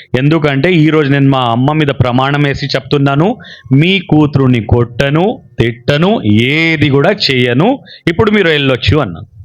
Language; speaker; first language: Telugu; non-native, local second language; Urdu